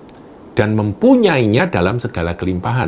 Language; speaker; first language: Indonesian; native; Indonesian